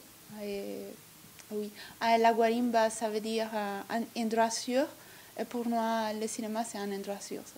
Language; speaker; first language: French; non-native, learner; Italian